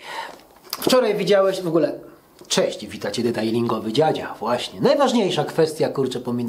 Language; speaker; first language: Polish; native; Polish